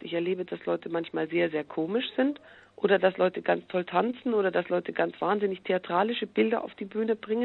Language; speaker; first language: German; native; German